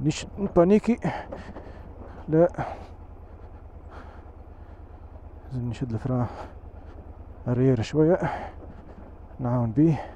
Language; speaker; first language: Arabic; native; Arabic